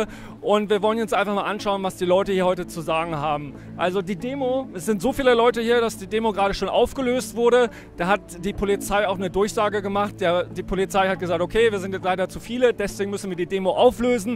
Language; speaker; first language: German; native; German